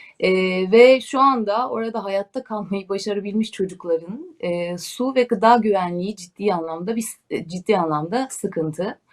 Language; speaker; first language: Turkish; native; Turkish